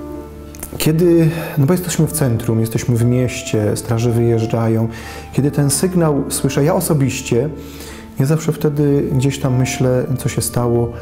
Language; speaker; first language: Polish; native; Polish